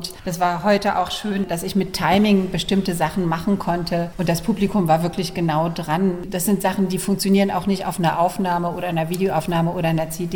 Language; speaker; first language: German; native; German